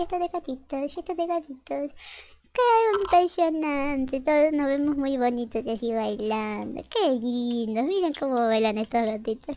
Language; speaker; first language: Spanish; native; Spanish